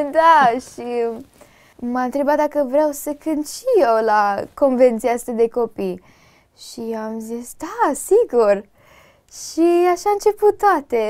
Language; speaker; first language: Romanian; early bilingual, heritage; Romanian